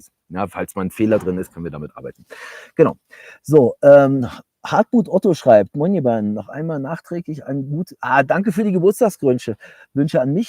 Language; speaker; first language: German; native; German